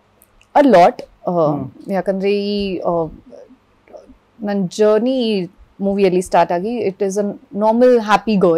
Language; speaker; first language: Kannada; early bilingual, other home language; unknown